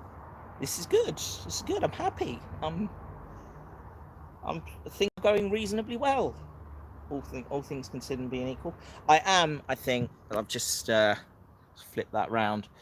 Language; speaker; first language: English; native; English